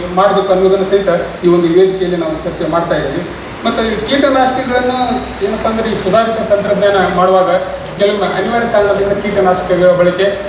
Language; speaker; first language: Kannada; native; Kannada